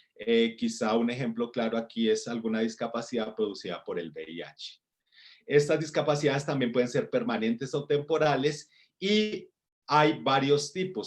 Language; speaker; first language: Spanish; native; Spanish